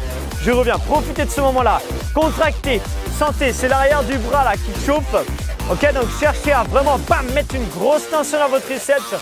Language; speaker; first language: French; native; French